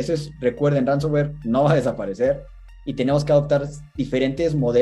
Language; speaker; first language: Spanish; native; Spanish